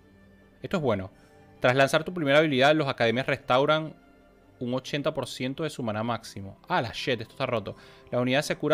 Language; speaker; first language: Spanish; native; Spanish